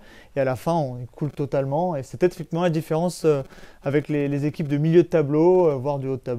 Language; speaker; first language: French; native; French